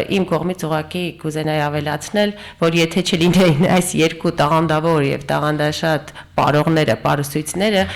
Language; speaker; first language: Armenian; native; Armenian